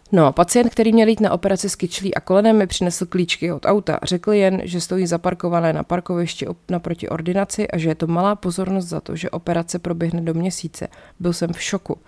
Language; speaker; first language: Czech; native; Czech